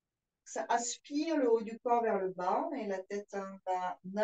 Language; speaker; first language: French; native; French